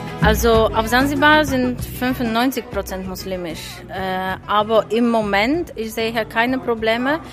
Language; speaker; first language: German; non-native, fluent; Polish